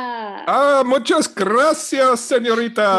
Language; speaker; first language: Spanish; non-native, learner; English